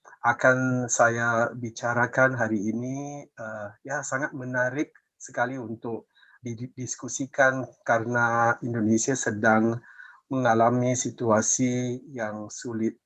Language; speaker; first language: Indonesian; non-native, fluent; English